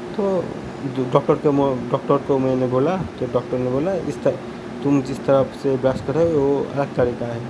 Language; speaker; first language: Hindi; non-native, local second language; Bangla